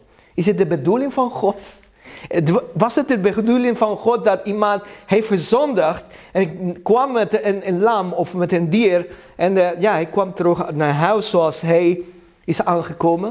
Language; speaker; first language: Dutch; non-native, learner; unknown